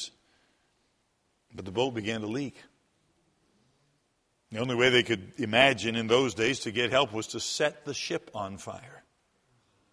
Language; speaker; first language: English; native; English